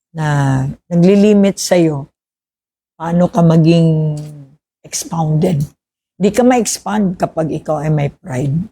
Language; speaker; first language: Filipino; non-native, local second language; Hiligaynon